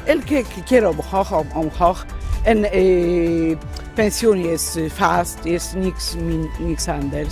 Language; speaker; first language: Dutch; non-native, learner; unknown